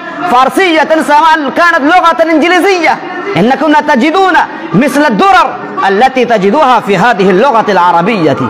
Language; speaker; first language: Arabic; non-native, fluent; Urdu